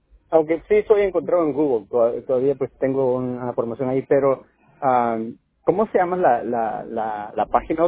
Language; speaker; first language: Spanish; non-native, local second language; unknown